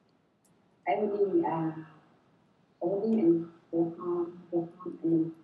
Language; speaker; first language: English; non-native, learner; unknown